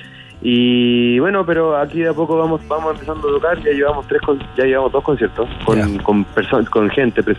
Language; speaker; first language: Spanish; native; Spanish